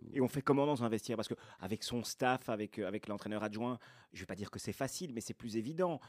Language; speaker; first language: French; native; French